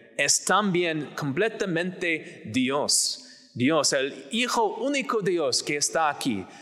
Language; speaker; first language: Spanish; non-native, fluent; English